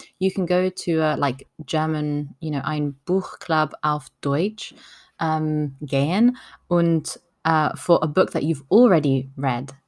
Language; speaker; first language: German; non-native, learner; French